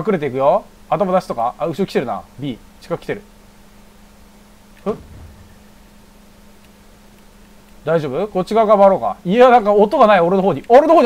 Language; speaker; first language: Japanese; native; Japanese